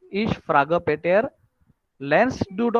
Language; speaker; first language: German; non-native, learner; Marathi